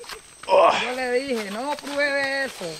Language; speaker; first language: Spanish; native; Spanish